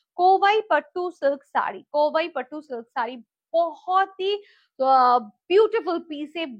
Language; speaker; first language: Hindi; non-native, local second language; Bangla